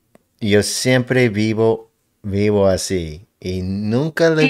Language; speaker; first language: Spanish; non-native, learner; English